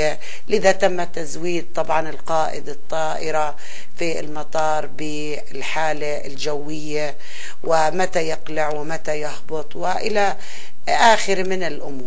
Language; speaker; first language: Arabic; native; Arabic